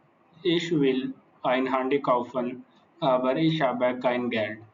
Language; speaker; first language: German; non-native, learner; Hindi